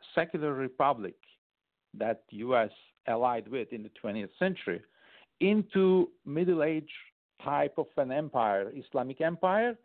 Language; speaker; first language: English; non-native, fluent; Turkish